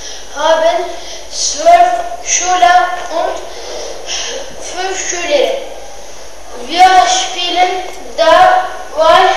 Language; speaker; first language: German; non-native, learner; Turkish